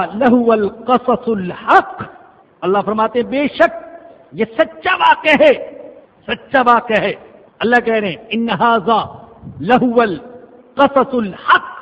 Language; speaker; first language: Urdu; non-native, local second language; Punjabi